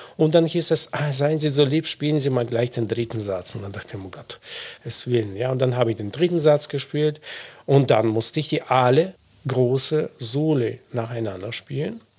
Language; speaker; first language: German; non-native, fluent; Russian